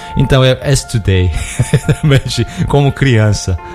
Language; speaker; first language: Portuguese; non-native, learner; Korean